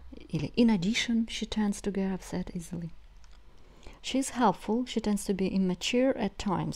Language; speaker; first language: English; non-native, fluent; Russian